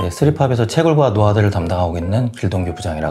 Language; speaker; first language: Korean; native; Korean